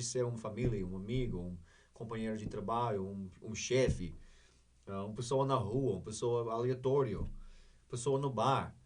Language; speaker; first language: Portuguese; non-native, learner; English